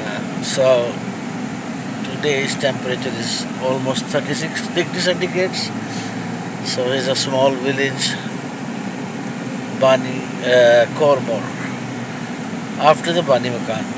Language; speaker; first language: English; non-native, fluent; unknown